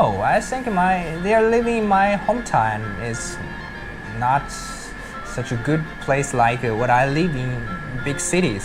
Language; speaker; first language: English; non-native, learner; Chinese